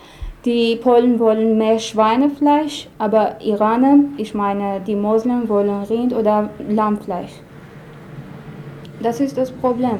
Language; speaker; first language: German; non-native, learner; Persian